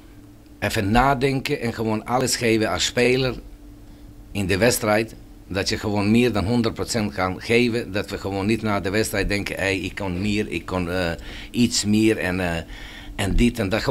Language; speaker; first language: Dutch; non-native, fluent; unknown